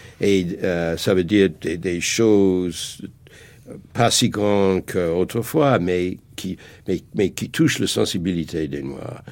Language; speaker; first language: French; non-native, fluent; English